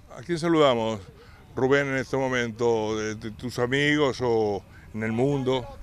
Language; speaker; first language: Spanish; non-native, fluent; Italian